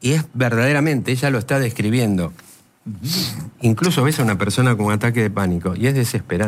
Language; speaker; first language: Spanish; native; Spanish